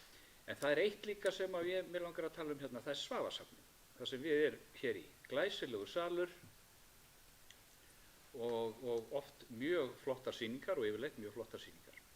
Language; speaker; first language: Icelandic; native; Icelandic